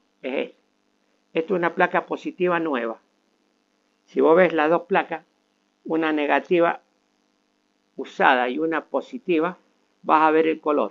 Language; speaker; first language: Spanish; native; Spanish